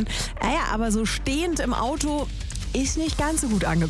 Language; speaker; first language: German; native; German